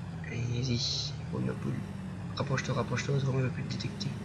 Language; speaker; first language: French; native; French